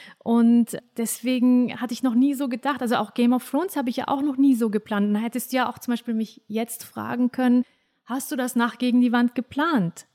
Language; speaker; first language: German; early bilingual, other home language; Turkish